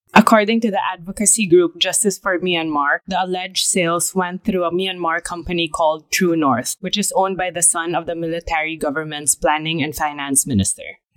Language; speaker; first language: English; non-native, local second language; Filipino